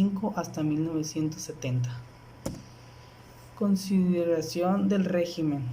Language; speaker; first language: Spanish; native; Spanish